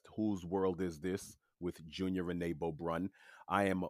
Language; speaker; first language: English; early bilingual, other home language; French